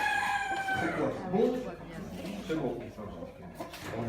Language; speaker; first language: French; native; French